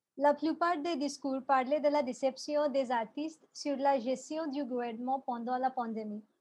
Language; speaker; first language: French; non-native, fluent; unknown